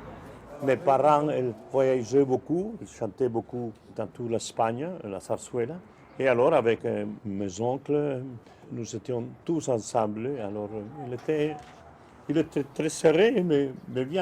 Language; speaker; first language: French; non-native, fluent; Spanish